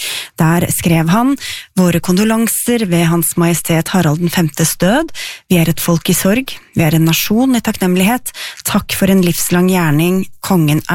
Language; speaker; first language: Norwegian; native; Norwegian